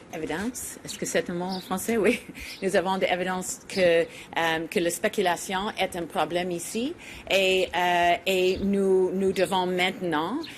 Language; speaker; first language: French; non-native, learner; English